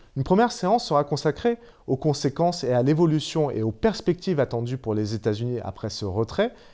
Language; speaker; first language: French; native; French